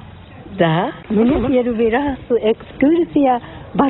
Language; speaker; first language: Russian; non-native, learner; Japanese